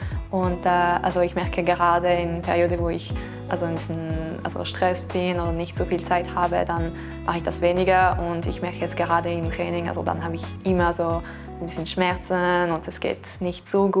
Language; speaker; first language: German; non-native, local second language; French